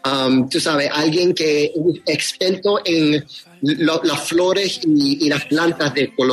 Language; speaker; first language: Spanish; early bilingual, heritage; Spanish